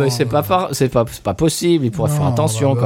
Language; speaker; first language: French; native; French